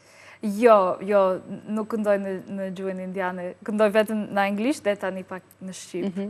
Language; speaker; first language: Albanian; non-native, learner; English